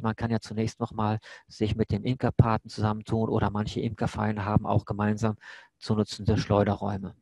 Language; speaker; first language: German; native; German